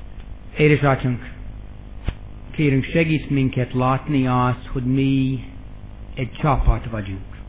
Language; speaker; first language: Hungarian; non-native, fluent; English